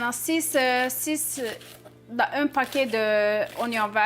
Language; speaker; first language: French; non-native, learner; Turkish